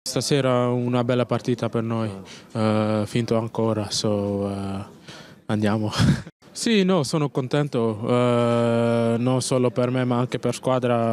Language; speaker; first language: Italian; non-native, learner; Dutch